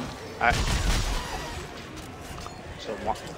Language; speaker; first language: French; native; French